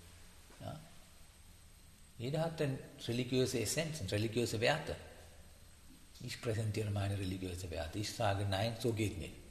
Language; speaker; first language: German; non-native, learner; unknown